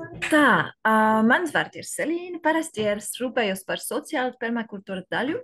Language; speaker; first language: Latvian; non-native, learner; French